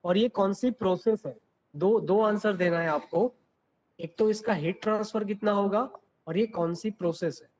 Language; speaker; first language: Hindi; non-native, local second language; Gujarati